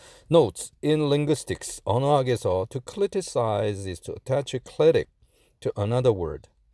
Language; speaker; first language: English; non-native, fluent; Korean